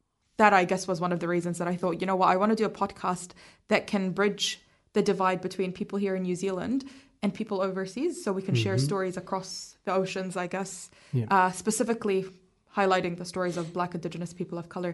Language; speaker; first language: English; native; English